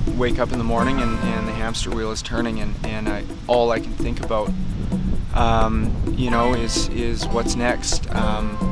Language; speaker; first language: English; native; English